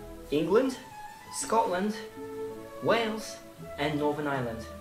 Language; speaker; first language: English; early bilingual, other home language; Russian